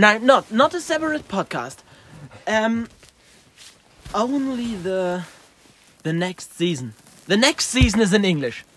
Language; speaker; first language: English; non-native, learner; German